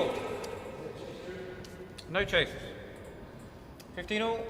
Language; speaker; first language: English; native; English